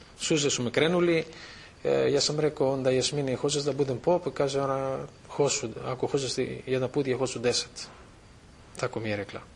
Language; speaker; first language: Serbian; non-native, fluent; Greek